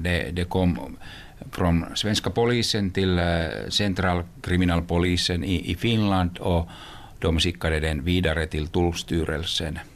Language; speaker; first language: Swedish; non-native, local second language; Finnish